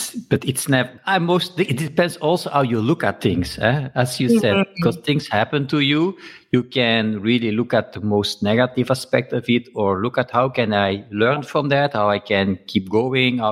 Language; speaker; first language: English; non-native, fluent; Dutch